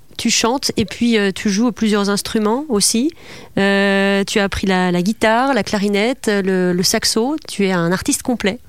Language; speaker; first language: French; native; French